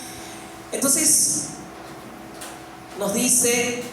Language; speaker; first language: Spanish; native; Spanish